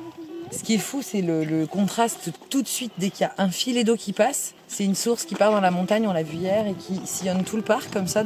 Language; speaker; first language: French; native; French